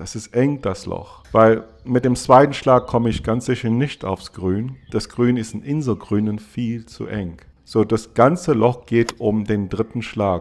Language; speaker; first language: German; non-native, fluent; English